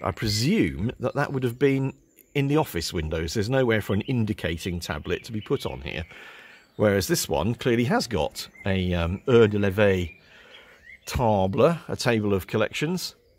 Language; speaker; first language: English; native; English